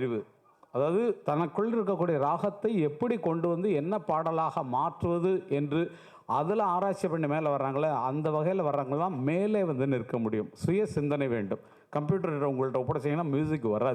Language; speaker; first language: Tamil; native; Tamil